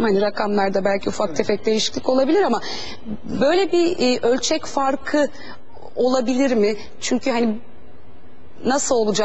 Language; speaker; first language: Turkish; native; Turkish